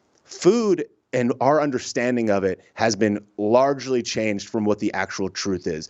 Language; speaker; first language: English; native; English